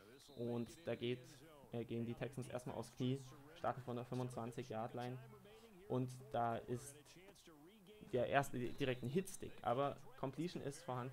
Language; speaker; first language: German; native; German